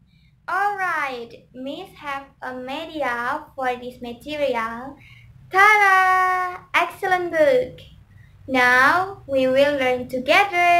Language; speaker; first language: English; non-native, learner; Indonesian